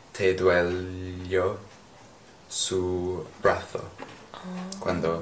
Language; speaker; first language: Spanish; non-native, learner; English